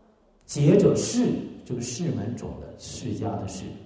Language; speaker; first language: Chinese; native; Chinese